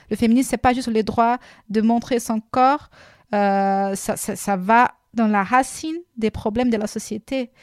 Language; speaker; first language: French; non-native, fluent; Portuguese